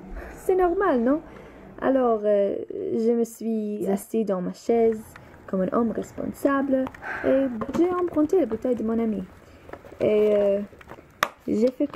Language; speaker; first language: French; non-native, learner; English